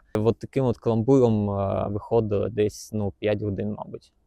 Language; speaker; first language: Ukrainian; native; Ukrainian